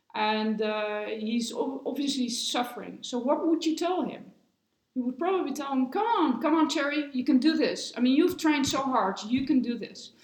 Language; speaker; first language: English; non-native, fluent; Dutch